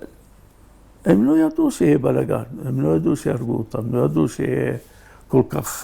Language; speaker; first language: Hebrew; native; Hebrew